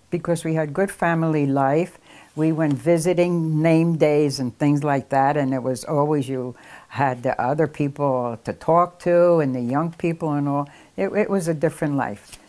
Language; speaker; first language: English; native; English